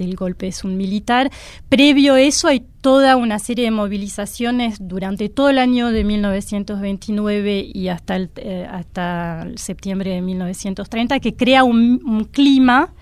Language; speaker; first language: Spanish; non-native, fluent; French